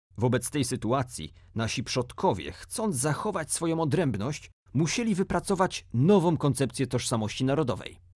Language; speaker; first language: Polish; native; Polish